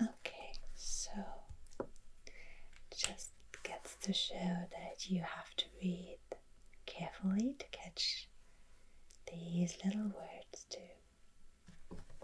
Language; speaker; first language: English; non-native, fluent; German